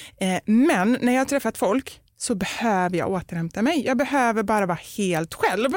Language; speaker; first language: Swedish; native; Swedish